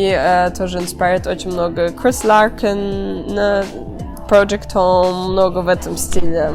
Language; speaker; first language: Russian; early bilingual, heritage; Russian